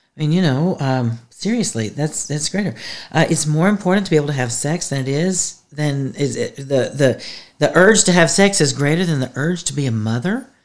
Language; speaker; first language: English; native; English